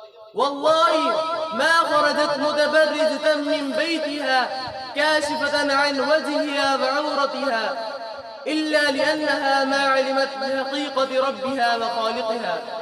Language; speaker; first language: Arabic; non-native, fluent; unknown